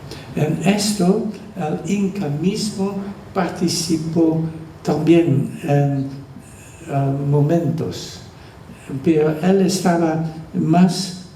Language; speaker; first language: Spanish; non-native, fluent; Dutch